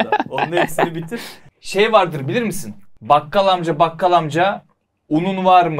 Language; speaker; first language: Turkish; native; Turkish